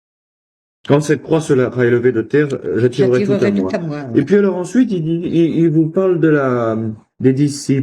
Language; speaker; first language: French; native; French